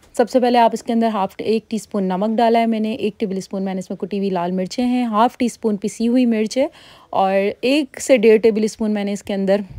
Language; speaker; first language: Urdu; native; Urdu